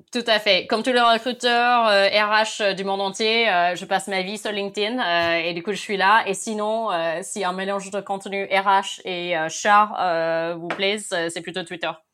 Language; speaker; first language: French; non-native, fluent; English